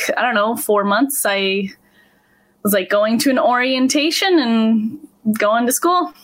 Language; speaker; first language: English; native; English